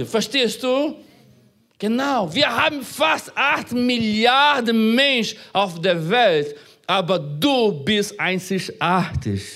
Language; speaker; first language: German; non-native, fluent; Portuguese